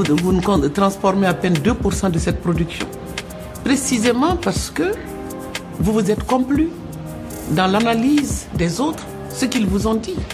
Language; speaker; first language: French; non-native, local second language; Bambara